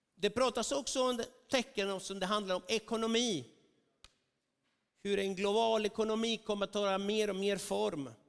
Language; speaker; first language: Swedish; non-native, fluent; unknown